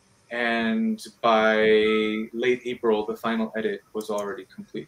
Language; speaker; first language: English; early bilingual, other home language; Spanish